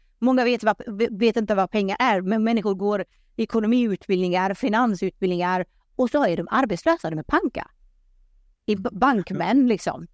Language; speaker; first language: Swedish; early bilingual, other home language; Pashto